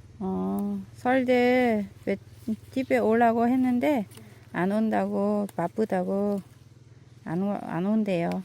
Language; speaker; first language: Korean; non-native, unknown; Vietnamese